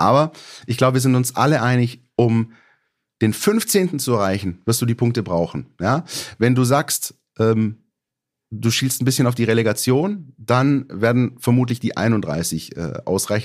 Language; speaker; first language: German; native; German